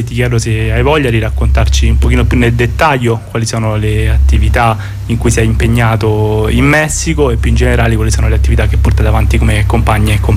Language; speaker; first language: Italian; native; Italian